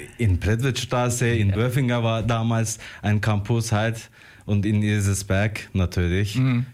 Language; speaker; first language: German; non-native, fluent; Turkish